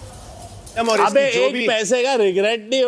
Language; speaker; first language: Hindi; native; Hindi